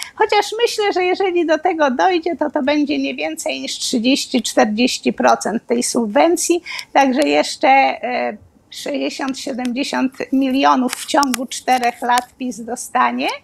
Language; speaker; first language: Polish; native; Polish